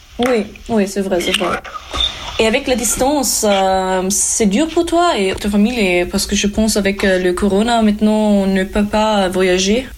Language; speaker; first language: French; non-native, learner; German